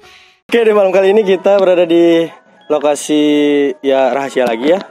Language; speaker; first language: Indonesian; native; Indonesian